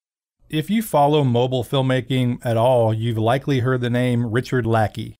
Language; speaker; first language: English; native; English